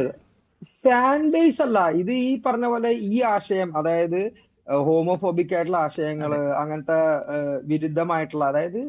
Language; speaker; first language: Malayalam; native; Malayalam